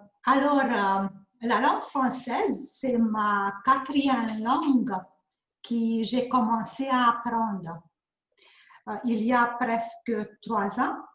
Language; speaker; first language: French; non-native, learner; Hungarian